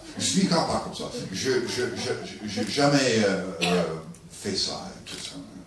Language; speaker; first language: French; non-native, learner; English